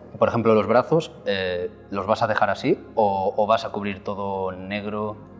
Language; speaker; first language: Spanish; native; Spanish